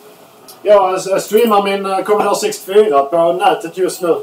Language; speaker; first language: Swedish; native; Swedish